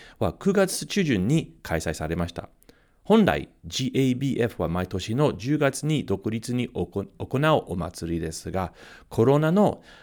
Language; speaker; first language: Japanese; non-native, fluent; English